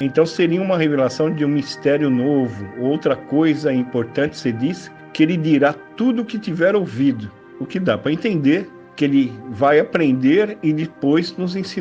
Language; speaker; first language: Portuguese; native; Portuguese